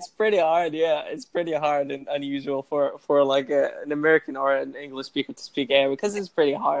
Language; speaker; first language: English; non-native, fluent; Arabic